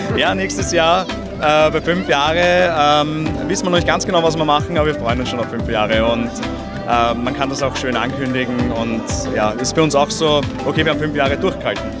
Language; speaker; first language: German; native; German